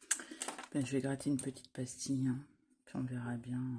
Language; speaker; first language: French; native; French